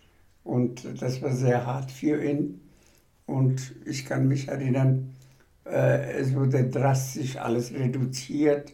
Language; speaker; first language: German; non-native, fluent; Bangla